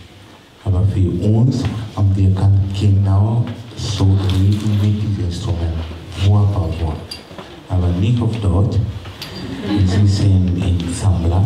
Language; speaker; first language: German; non-native, learner; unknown